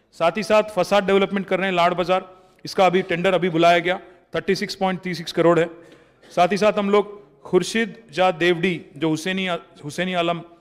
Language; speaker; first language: Hindi; non-native, local second language; Telugu